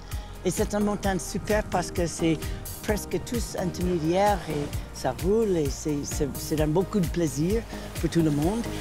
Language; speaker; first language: French; non-native, fluent; English